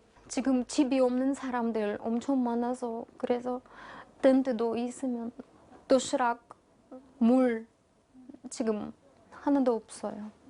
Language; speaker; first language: Korean; non-native, learner; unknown